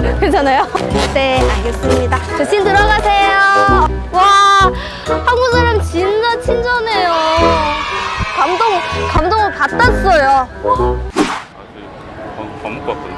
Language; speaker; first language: Korean; non-native, learner; Vietnamese